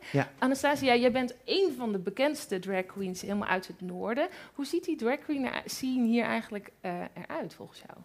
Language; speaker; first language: Dutch; native; Dutch